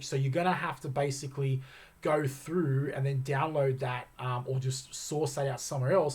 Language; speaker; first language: English; native; English